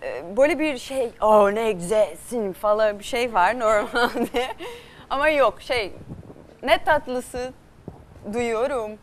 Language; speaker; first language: Turkish; non-native, learner; Portuguese